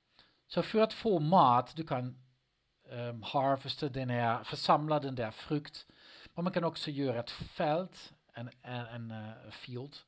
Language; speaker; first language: Swedish; non-native, learner; Dutch